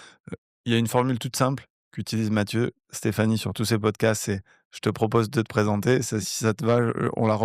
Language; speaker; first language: French; native; French